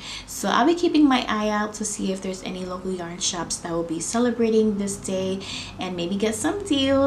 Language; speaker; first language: English; native; English